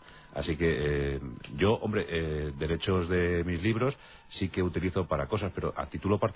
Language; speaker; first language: Spanish; native; Spanish